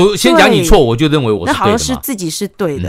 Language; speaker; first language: Chinese; native; Chinese